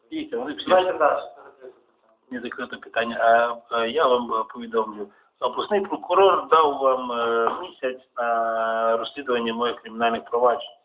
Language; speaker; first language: Ukrainian; native; Ukrainian